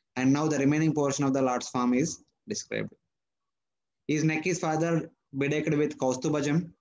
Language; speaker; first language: English; non-native, local second language; Telugu